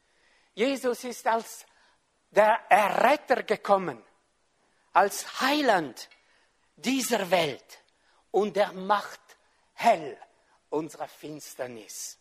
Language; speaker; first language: German; non-native, fluent; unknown